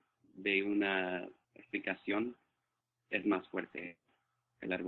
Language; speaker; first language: Spanish; non-native, fluent; English